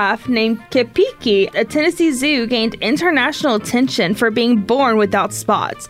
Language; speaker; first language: English; native; English